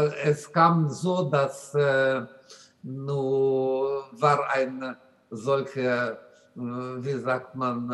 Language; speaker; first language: German; non-native, learner; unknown